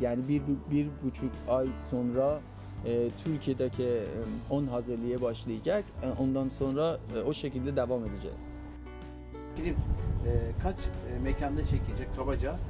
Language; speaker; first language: Turkish; non-native, fluent; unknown